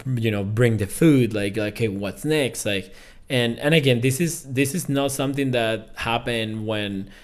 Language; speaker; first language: English; non-native, fluent; Spanish